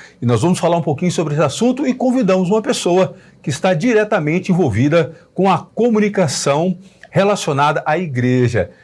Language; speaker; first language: Portuguese; native; Portuguese